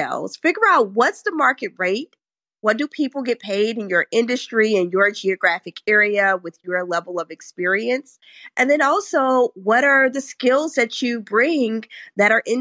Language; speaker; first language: English; native; English